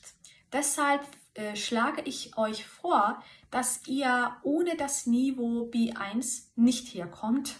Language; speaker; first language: German; non-native, fluent; Turkish